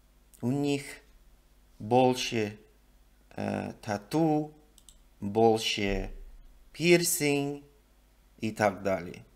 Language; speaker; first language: Russian; non-native, learner; English